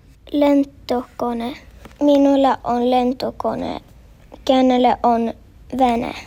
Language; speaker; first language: Finnish; early bilingual, heritage; Finnish